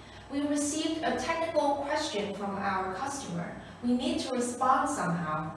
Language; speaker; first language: English; non-native, fluent; Vietnamese